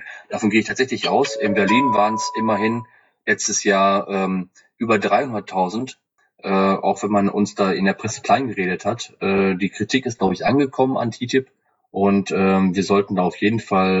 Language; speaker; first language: German; native; German